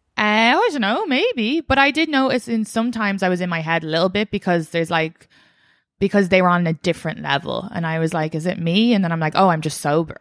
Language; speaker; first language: English; native; English